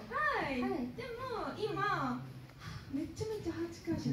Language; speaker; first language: Japanese; non-native, learner; Korean